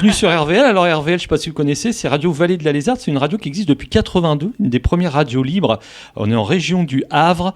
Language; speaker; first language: French; native; French